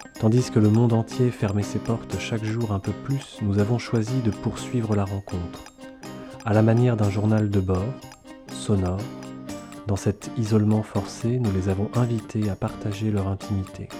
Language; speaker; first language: French; native; French